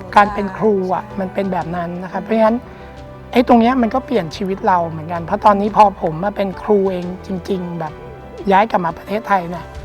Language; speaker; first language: Thai; native; Thai